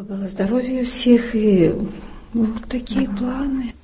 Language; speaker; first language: Czech; non-native, learner; Ukrainian